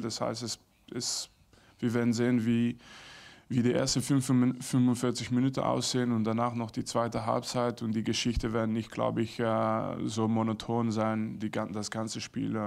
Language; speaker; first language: German; non-native, fluent; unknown